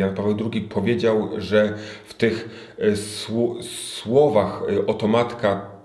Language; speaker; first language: Polish; native; Polish